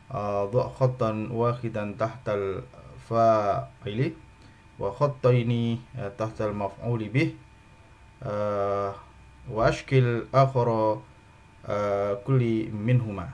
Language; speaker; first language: Arabic; non-native, fluent; Indonesian